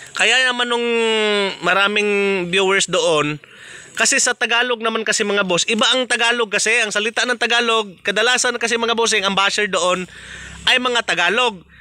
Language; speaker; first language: Filipino; non-native, local second language; Cebuano